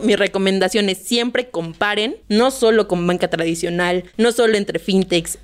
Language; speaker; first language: Spanish; native; Spanish